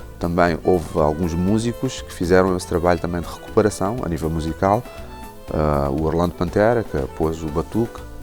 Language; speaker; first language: Portuguese; non-native, local second language; Kabuverdianu